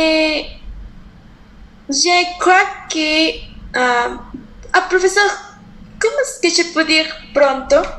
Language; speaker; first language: French; non-native, learner; Spanish